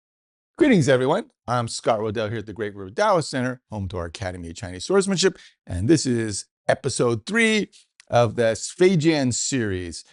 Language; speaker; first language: English; native; English